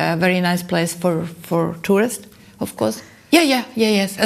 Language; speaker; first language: English; non-native, learner; German